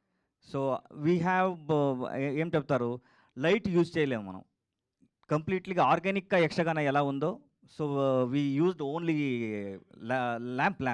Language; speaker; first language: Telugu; non-native, learner; Kannada